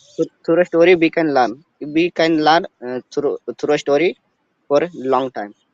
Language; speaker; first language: English; non-native, learner; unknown